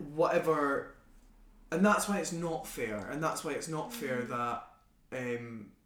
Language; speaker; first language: English; native; English